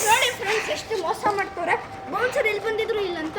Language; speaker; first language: Kannada; native; Kannada